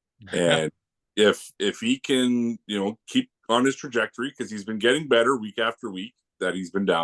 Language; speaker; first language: English; native; English